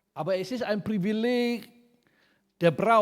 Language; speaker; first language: German; non-native, fluent; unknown